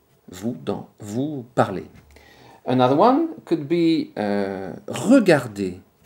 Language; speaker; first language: French; native; French